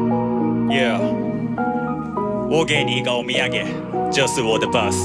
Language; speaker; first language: Chinese; non-native, fluent; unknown